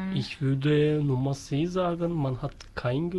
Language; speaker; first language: German; non-native, learner; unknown